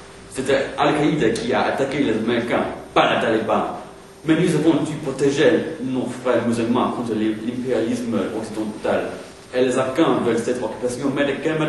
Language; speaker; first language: French; non-native, learner; English